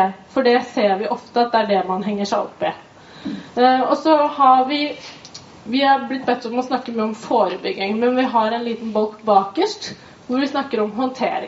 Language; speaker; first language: Norwegian; native; Norwegian